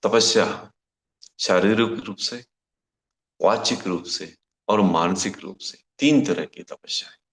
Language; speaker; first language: Hindi; non-native, local second language; Kannada